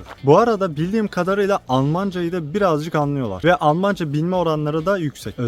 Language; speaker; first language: Turkish; native; Turkish